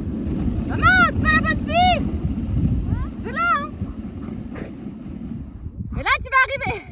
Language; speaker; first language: French; native; French